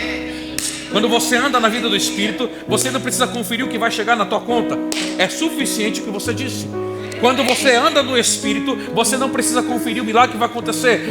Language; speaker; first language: Portuguese; native; Portuguese